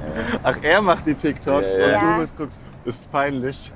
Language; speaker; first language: German; native; German